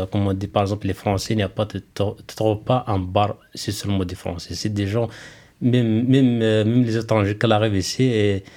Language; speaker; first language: French; non-native, local second language; Kabyle